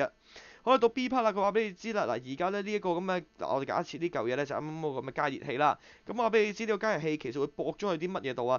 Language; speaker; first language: Cantonese; native; Cantonese